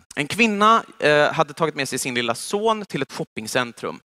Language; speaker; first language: Swedish; native; Swedish